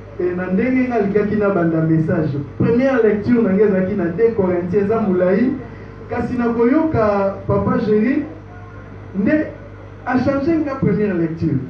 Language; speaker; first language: Lingala; native; Lingala